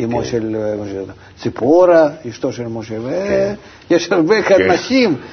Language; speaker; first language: Hebrew; non-native, fluent; Russian